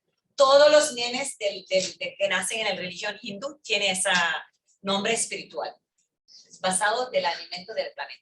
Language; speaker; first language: Spanish; early bilingual, heritage; English